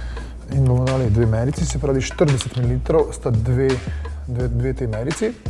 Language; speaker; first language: Slovenian; native; Slovenian